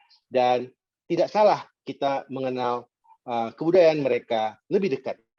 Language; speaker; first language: Indonesian; native; Indonesian